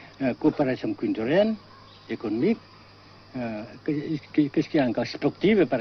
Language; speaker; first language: French; non-native, fluent; Vietnamese